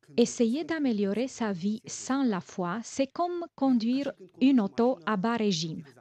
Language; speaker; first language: French; non-native, fluent; Romanian